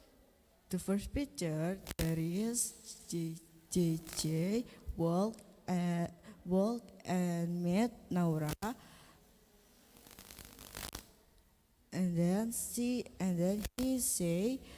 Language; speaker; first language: English; non-native, learner; Indonesian